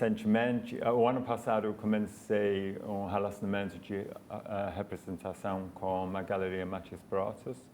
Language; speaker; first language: Portuguese; non-native, fluent; English